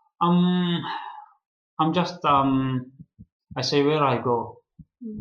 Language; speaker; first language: English; non-native, learner; Arabic